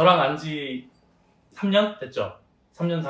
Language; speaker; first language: Korean; native; Korean